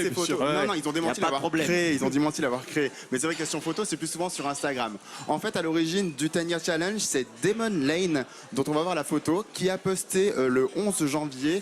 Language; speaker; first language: French; native; French